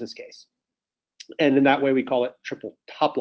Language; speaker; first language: English; native; English